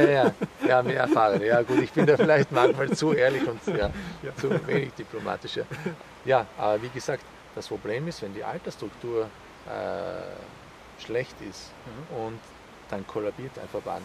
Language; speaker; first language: German; native; German